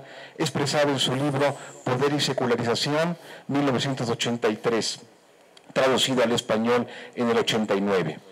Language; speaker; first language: Spanish; native; Spanish